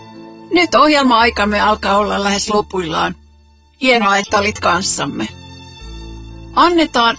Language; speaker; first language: Finnish; native; Finnish